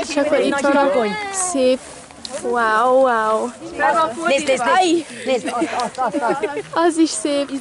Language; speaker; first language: Hungarian; early bilingual, heritage; Hungarian